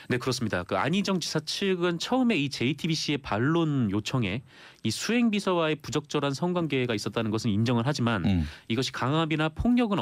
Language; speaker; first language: Korean; native; Korean